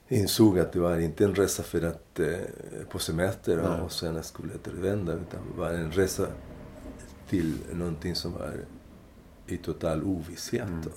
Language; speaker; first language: Swedish; non-native, fluent; Spanish